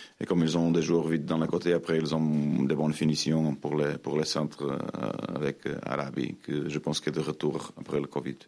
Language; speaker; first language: French; non-native, fluent; Portuguese